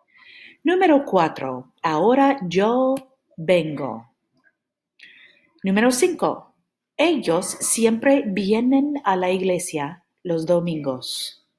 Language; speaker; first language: Spanish; non-native, fluent; English